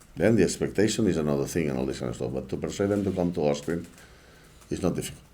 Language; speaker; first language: English; non-native, fluent; Spanish